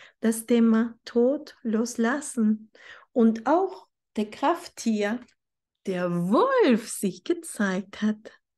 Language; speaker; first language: German; non-native, fluent; Spanish